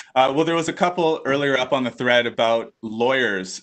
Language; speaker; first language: English; native; English